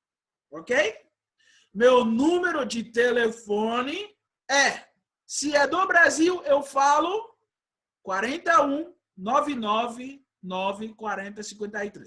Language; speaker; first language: Portuguese; non-native, fluent; Haitian Creole